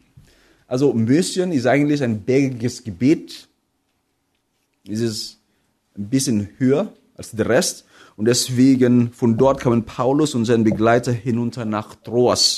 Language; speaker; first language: German; non-native, fluent; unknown